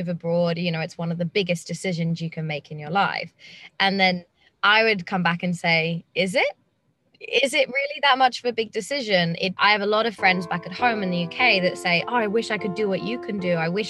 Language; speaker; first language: English; native; English